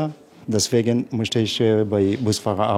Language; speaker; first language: German; non-native, learner; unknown